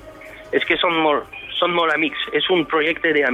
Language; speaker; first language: Catalan; non-native, fluent; French